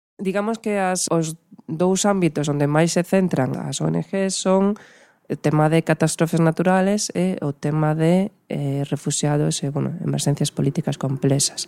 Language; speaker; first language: Galician; non-native, local second language; Spanish